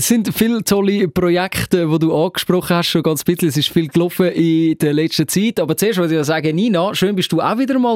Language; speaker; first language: German; native; German